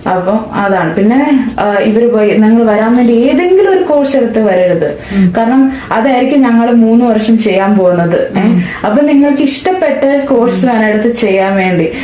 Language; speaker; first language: Malayalam; non-native, local second language; English